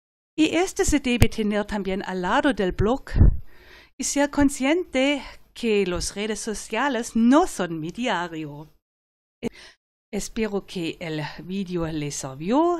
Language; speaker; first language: Spanish; non-native, fluent; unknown